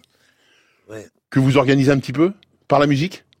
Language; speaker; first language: French; native; French